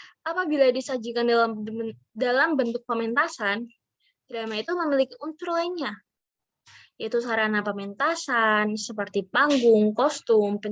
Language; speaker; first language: Indonesian; native; Indonesian